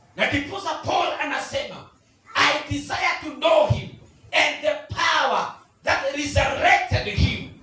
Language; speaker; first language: English; non-native, local second language; Swahili